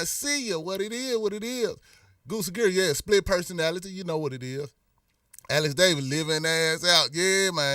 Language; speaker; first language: English; native; English